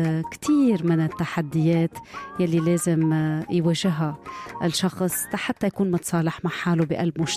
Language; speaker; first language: Arabic; native; Arabic